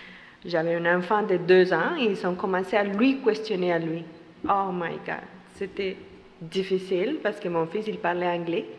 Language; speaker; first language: French; non-native, fluent; Spanish